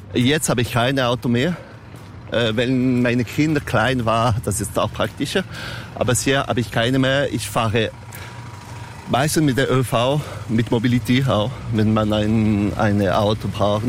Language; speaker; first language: German; non-native, local second language; French